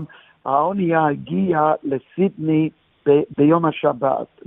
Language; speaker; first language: Hebrew; non-native, fluent; English